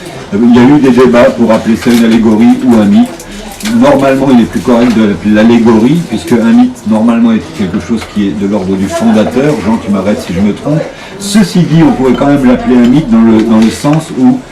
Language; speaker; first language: French; native; French